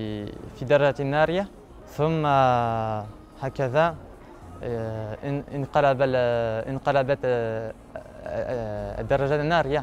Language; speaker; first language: Arabic; non-native, learner; French